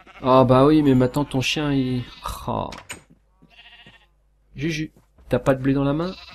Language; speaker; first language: French; native; French